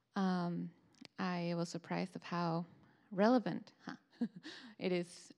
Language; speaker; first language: English; non-native, fluent; Spanish